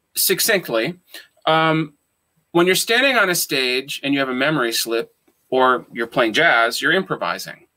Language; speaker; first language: English; native; English